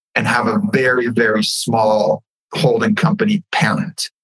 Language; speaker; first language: English; native; English